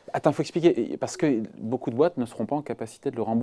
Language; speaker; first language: French; native; French